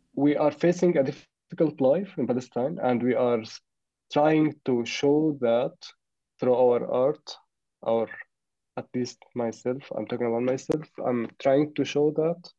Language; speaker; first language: English; non-native, fluent; Arabic